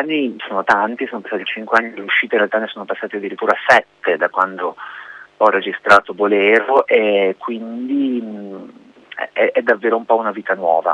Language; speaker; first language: Italian; native; Italian